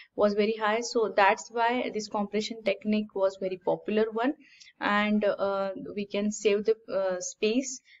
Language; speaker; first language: English; non-native, local second language; Marathi